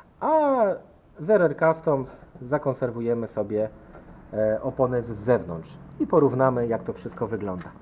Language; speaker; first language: Polish; native; Polish